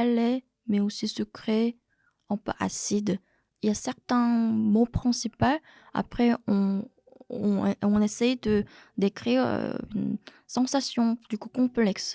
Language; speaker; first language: French; non-native, fluent; Korean